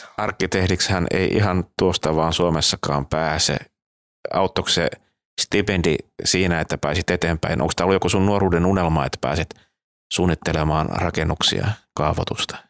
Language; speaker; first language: Finnish; native; Finnish